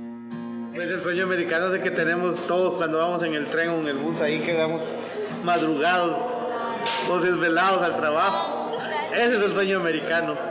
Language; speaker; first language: Spanish; native; Spanish